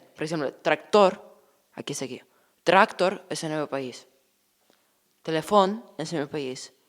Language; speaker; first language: Catalan; early bilingual, other home language; Ukrainian